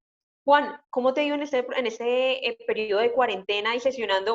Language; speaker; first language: Spanish; native; Spanish